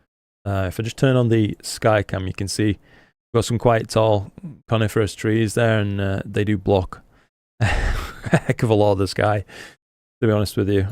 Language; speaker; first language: English; native; English